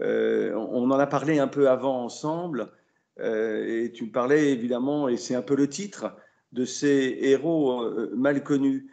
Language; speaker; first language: French; native; French